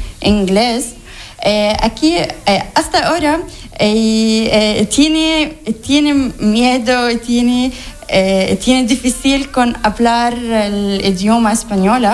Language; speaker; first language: Spanish; non-native, learner; Arabic